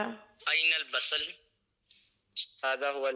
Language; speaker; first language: Arabic; non-native, learner; Urdu